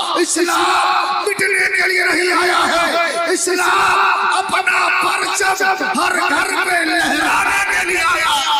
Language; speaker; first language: Hindi; native; Hindi